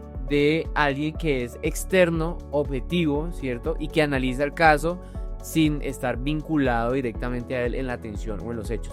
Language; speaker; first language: Spanish; native; Spanish